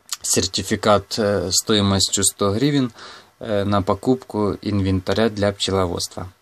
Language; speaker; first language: Russian; non-native, local second language; Ukrainian